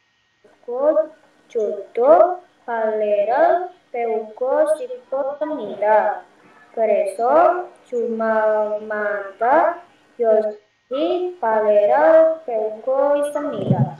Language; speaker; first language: Korean; non-native, learner; Indonesian